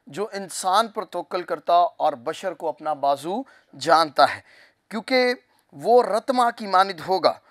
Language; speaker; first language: Urdu; non-native, local second language; Punjabi